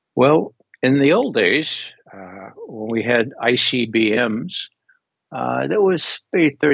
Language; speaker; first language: English; native; English